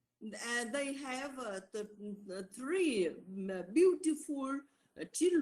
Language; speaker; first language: English; non-native, learner; Vietnamese